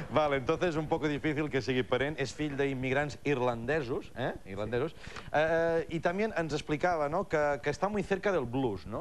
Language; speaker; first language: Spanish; non-native, local second language; Catalan